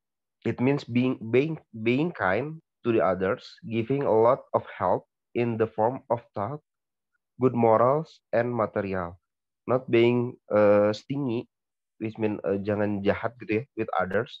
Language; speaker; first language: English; non-native, learner; Indonesian